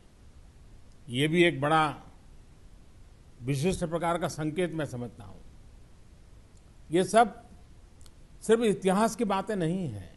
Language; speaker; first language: Hindi; non-native, local second language; Gujarati